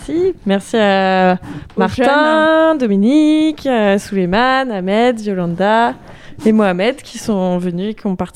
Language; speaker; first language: French; native; French